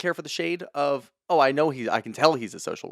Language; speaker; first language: English; native; English